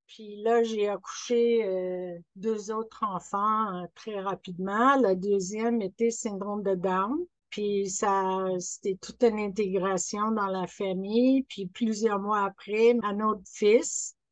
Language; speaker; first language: French; non-native, fluent; English